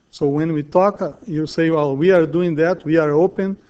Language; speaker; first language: English; non-native, fluent; Portuguese